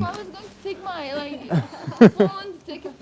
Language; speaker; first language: English; non-native, learner; Korean